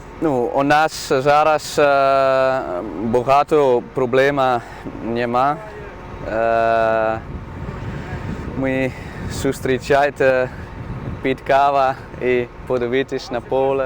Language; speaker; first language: Ukrainian; non-native, learner; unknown